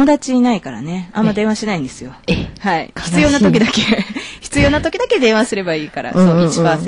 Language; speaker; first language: Japanese; native; Japanese